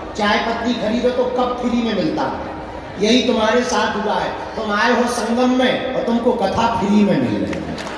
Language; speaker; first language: Hindi; native; Hindi